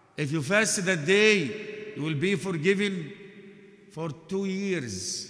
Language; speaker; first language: English; non-native, fluent; Arabic